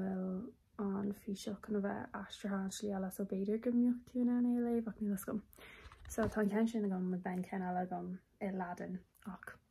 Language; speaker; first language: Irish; non-native, local second language; English